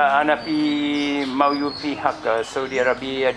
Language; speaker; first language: Arabic; non-native, learner; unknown